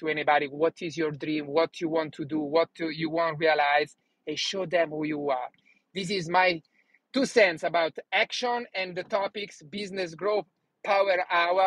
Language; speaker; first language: English; non-native, learner; Italian